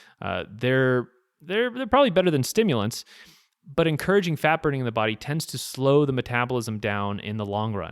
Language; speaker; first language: English; native; English